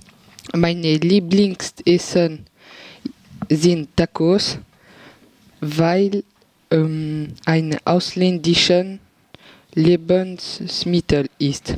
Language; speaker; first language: German; non-native, learner; French